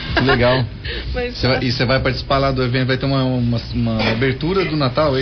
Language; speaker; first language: Portuguese; native; Portuguese